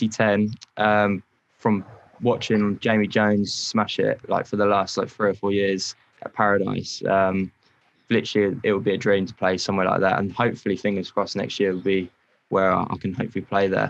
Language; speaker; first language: English; native; English